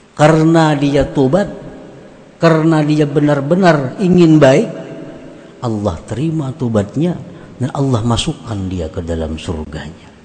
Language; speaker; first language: Indonesian; non-native, local second language; Banjar